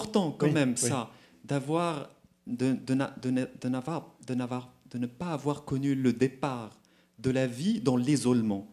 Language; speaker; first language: French; non-native, local second language; Arabic